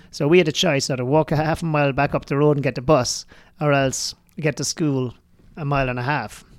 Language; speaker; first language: English; native; English